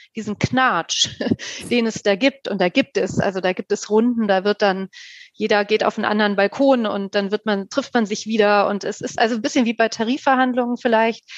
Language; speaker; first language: German; native; German